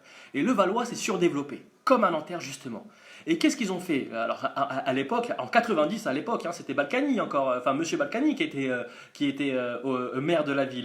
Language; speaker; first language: French; native; French